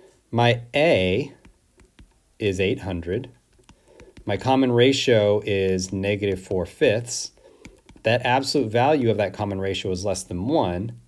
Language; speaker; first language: English; native; English